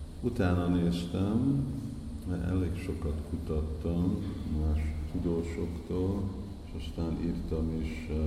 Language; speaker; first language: Hungarian; early bilingual, heritage; Hungarian